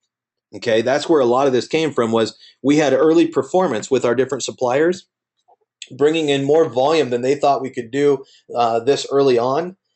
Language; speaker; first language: English; native; English